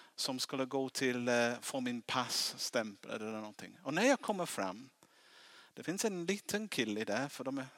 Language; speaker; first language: Swedish; non-native, fluent; English